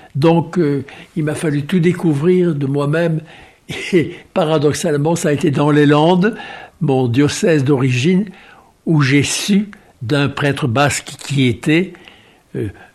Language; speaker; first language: French; native; French